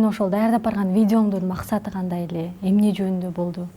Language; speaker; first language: Kyrgyz; native; Kyrgyz